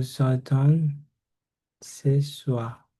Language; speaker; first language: French; non-native, learner; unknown